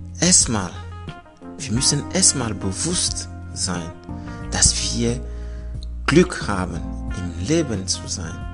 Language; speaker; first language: German; non-native, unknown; French